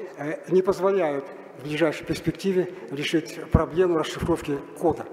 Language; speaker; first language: Russian; native; Russian